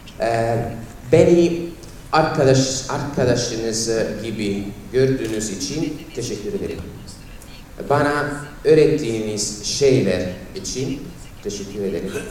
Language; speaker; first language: Turkish; non-native, fluent; Italian